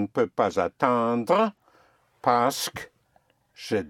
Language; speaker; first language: French; non-native, fluent; English